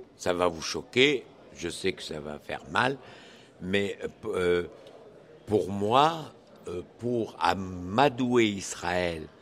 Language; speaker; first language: French; non-native, local second language; Arabic